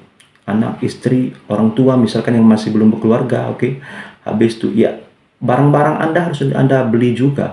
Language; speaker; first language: Indonesian; native; Indonesian